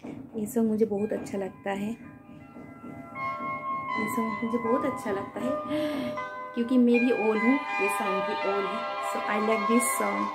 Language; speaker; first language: Hindi; non-native, local second language; Bangla